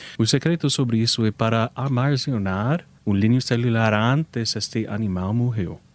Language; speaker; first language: Portuguese; non-native, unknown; English